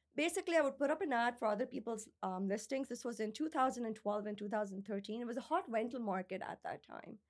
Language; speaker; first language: English; non-native, local second language; Urdu